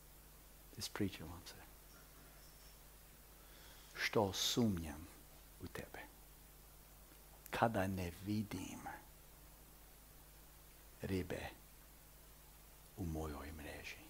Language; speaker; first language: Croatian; early bilingual, heritage; Croatian